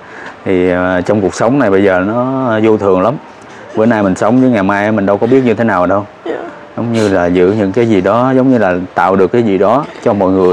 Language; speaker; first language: Vietnamese; native; Vietnamese